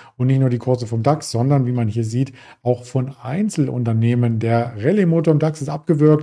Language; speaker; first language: German; native; German